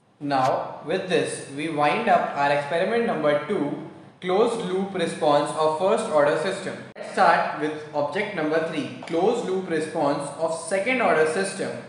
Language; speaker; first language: English; non-native, local second language; Hindi